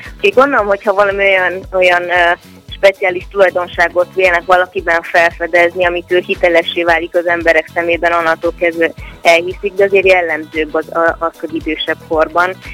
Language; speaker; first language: Hungarian; native; Hungarian